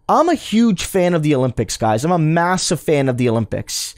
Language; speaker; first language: English; native; English